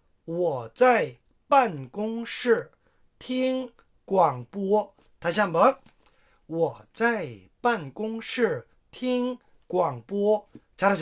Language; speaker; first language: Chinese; non-native, fluent; Korean